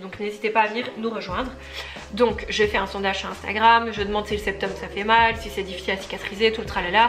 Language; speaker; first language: French; native; French